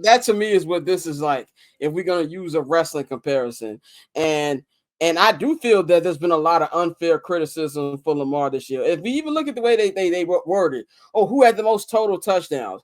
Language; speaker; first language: English; native; English